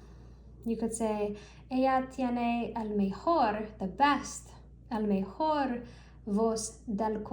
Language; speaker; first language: Spanish; non-native, learner; English